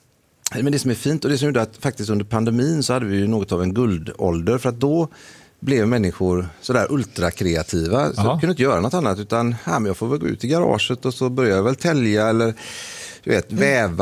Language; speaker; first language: Swedish; native; Swedish